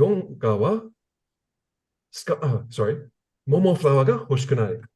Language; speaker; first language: Japanese; non-native, learner; English